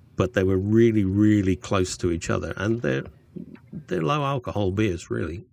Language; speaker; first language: English; native; English